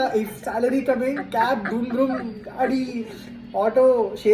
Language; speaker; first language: Telugu; non-native, learner; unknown